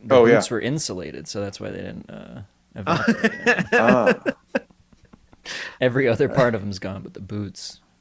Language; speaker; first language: English; native; English